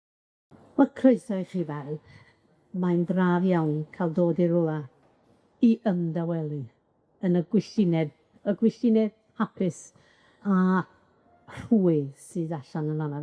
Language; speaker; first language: Welsh; native; Welsh